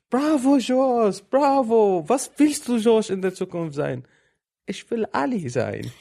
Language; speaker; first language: German; non-native, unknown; Arabic